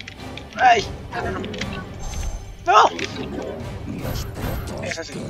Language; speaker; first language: Spanish; native; Spanish